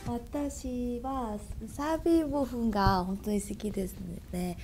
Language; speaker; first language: Japanese; non-native, learner; Korean